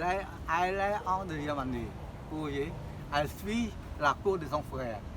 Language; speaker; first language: French; non-native, fluent; Khmer